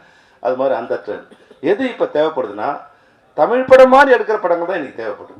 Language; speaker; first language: Tamil; native; Tamil